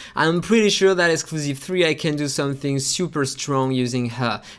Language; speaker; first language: English; non-native, fluent; French